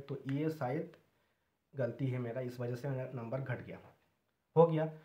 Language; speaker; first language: Hindi; non-native, local second language; Bangla